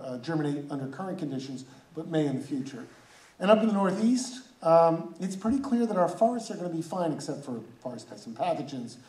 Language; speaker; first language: English; native; English